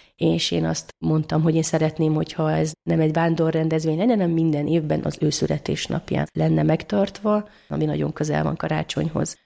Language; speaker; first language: Hungarian; native; Hungarian